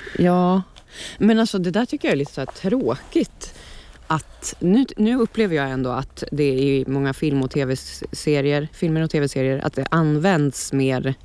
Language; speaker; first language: Swedish; native; Swedish